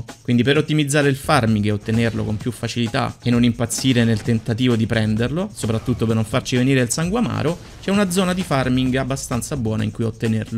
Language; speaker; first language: Italian; native; Italian